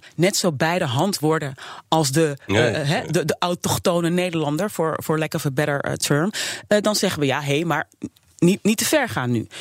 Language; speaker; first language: Dutch; native; Dutch